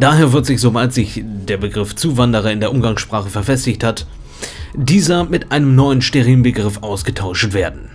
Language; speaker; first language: German; native; German